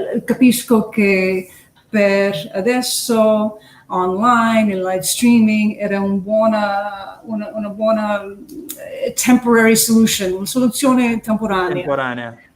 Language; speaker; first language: Italian; early bilingual, heritage; English